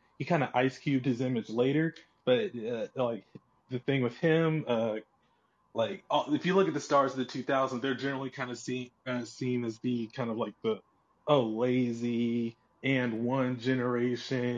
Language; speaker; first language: English; native; English